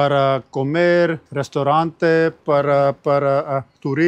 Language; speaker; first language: Spanish; non-native, learner; Urdu